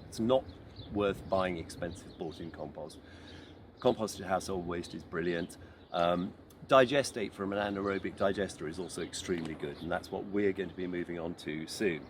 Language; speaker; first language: English; native; English